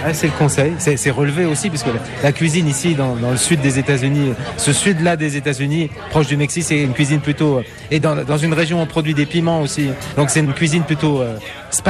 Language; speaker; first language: French; native; French